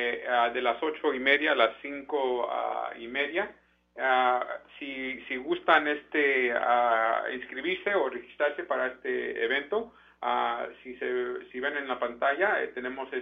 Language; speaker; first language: Spanish; early bilingual, heritage; Spanish